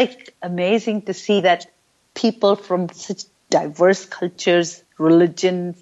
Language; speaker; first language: English; non-native, local second language; Urdu